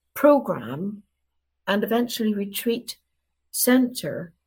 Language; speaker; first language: English; native; English